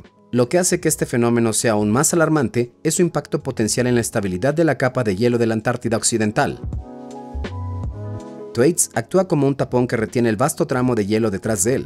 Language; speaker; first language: Spanish; native; Spanish